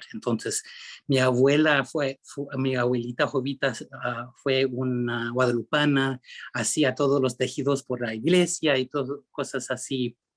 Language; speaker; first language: Spanish; early bilingual, heritage; Spanish